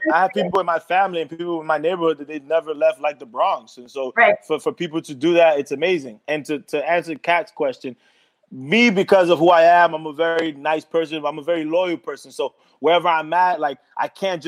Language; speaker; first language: English; native; English